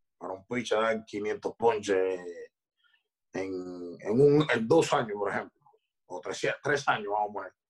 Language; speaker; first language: Spanish; native; Spanish